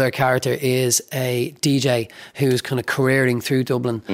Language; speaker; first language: English; native; English